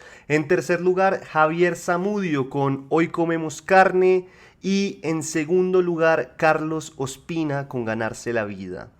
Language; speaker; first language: Spanish; native; Spanish